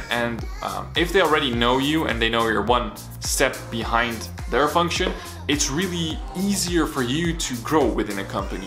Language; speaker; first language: English; non-native, fluent; Dutch